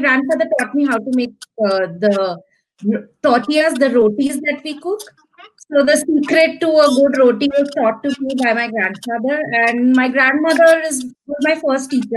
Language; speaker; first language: English; non-native, local second language; Hindi